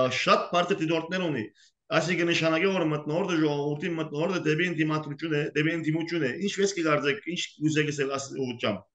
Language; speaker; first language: Armenian; early bilingual, heritage; Armenian